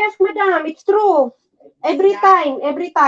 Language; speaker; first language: English; non-native, learner; Filipino